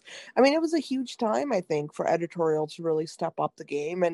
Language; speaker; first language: English; native; English